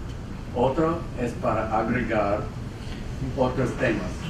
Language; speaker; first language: Spanish; non-native, fluent; English